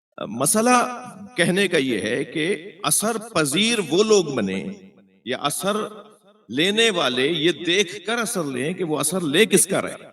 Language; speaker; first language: Urdu; native; Urdu